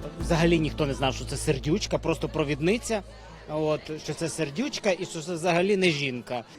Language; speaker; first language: Ukrainian; native; Ukrainian